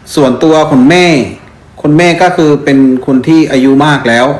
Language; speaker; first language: Thai; non-native, fluent; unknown